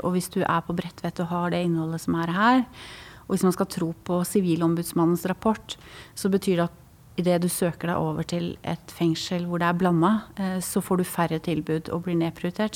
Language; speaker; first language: Norwegian; native; Norwegian